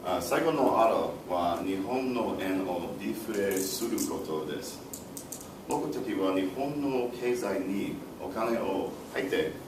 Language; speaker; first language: Japanese; non-native, learner; English